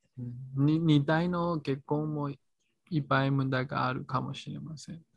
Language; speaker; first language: Japanese; non-native, learner; Chinese